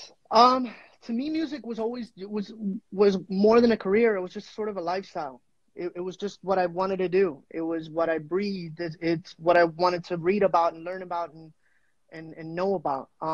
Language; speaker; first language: English; non-native, fluent; Spanish